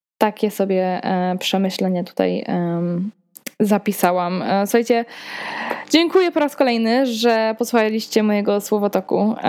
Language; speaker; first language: Polish; early bilingual, heritage; Polish